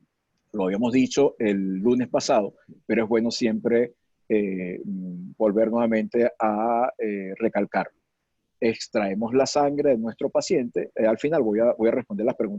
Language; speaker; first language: Spanish; native; Spanish